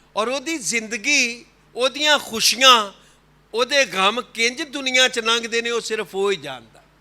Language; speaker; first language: Urdu; non-native, local second language; Punjabi